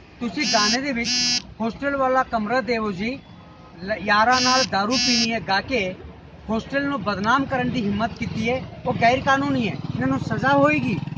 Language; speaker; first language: Punjabi; non-native, fluent; Kannada